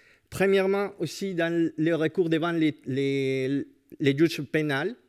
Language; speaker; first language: French; non-native, fluent; Spanish